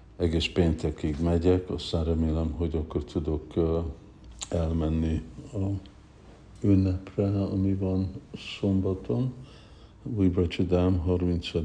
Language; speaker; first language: Hungarian; early bilingual, heritage; Hungarian